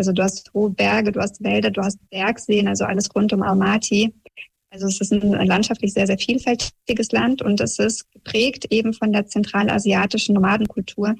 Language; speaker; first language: German; early bilingual, other home language; Russian